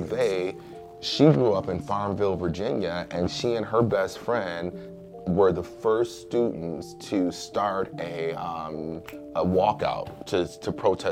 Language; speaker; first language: English; native; English